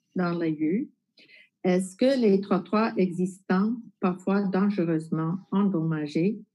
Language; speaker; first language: French; non-native, fluent; English